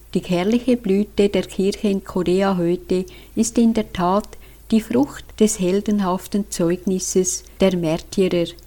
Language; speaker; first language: German; native; German